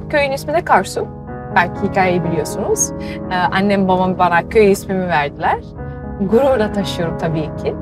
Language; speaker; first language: Turkish; early bilingual, heritage; Turkish